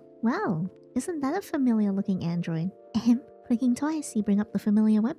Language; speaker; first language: English; native; English